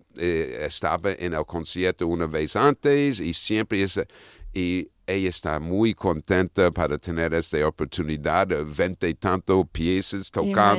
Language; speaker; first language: Spanish; non-native, fluent; English